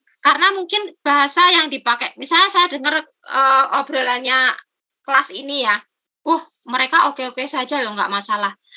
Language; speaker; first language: Indonesian; non-native, local second language; Javanese